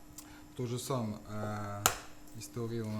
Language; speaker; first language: Russian; non-native, fluent; French